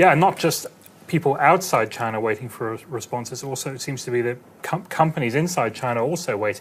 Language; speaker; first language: English; native; English